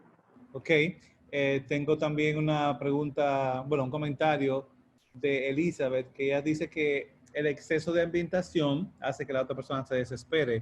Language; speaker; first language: Spanish; native; Spanish